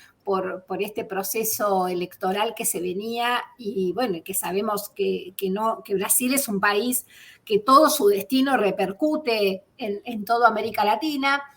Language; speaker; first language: Spanish; native; Spanish